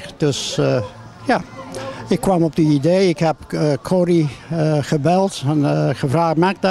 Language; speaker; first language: Dutch; non-native, fluent; English